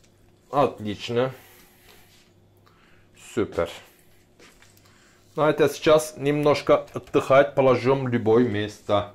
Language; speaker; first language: Russian; non-native, learner; Turkish